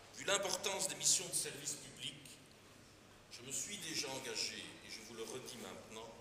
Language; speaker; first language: French; native; French